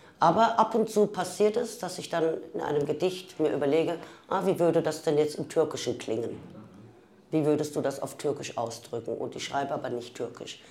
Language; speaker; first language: German; early bilingual, other home language; Turkish